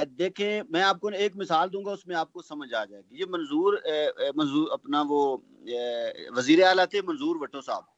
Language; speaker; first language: Urdu; non-native, local second language; Punjabi